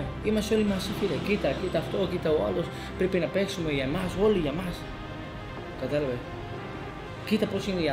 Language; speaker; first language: Greek; non-native, fluent; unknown